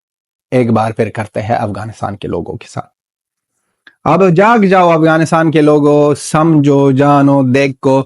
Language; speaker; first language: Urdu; non-native, fluent; Pashto